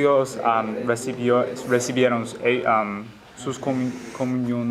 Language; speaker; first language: Spanish; non-native, learner; English